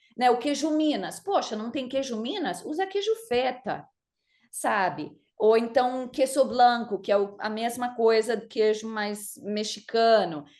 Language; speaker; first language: Portuguese; native; Portuguese